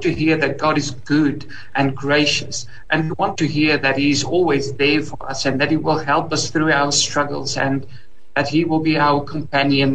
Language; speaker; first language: English; non-native, local second language; Afrikaans